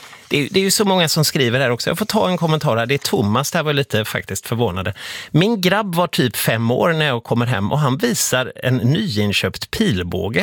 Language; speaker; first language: Swedish; native; Swedish